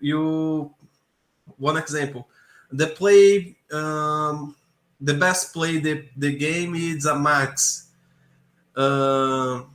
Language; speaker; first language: English; non-native, learner; Portuguese